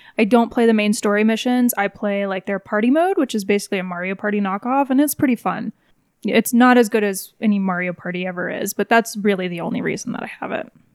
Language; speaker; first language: English; native; English